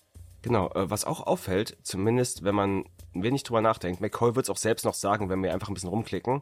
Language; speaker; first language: German; native; German